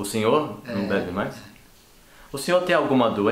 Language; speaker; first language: Portuguese; native; Portuguese